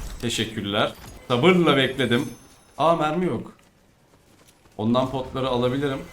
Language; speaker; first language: Turkish; native; Turkish